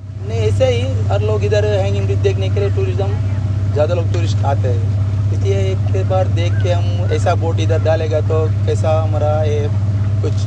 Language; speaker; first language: Hindi; non-native, local second language; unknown